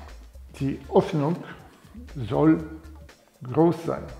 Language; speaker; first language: German; non-native, fluent; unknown